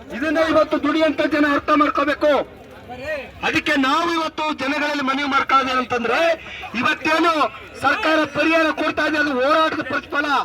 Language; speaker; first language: Kannada; native; Kannada